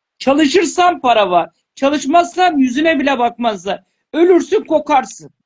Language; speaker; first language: Turkish; native; Turkish